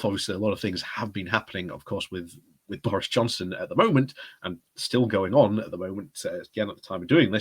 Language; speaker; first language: English; native; English